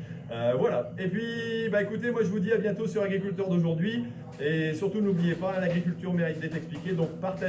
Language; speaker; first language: French; native; French